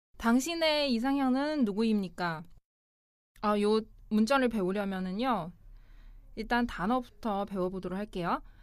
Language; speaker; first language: Korean; non-native, fluent; Chinese